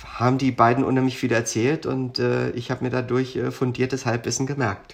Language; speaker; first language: German; native; German